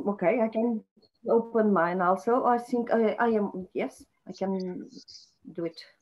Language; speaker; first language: English; non-native, fluent; Portuguese